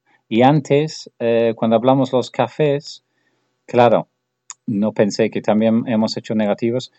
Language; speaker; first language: Spanish; non-native, fluent; English